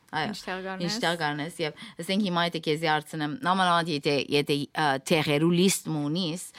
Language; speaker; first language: Armenian; early bilingual, heritage; Armenian